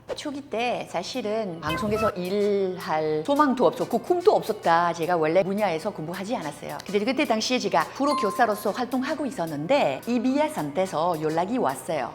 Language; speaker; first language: Korean; non-native, fluent; French